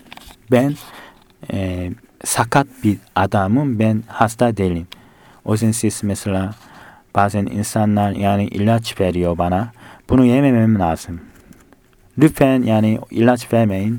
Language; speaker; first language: Turkish; non-native, fluent; Korean